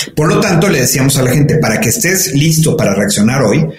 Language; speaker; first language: Spanish; native; Spanish